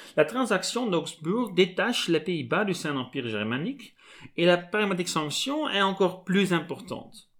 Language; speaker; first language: French; non-native, local second language; Dutch